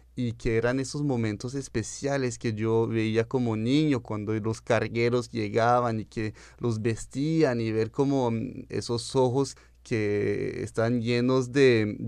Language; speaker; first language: Spanish; early bilingual, heritage; French